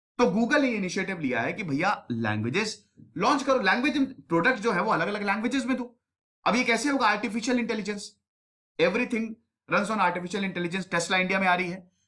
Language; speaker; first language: Hindi; native; Hindi